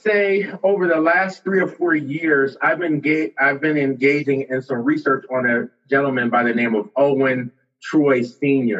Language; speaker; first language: English; native; English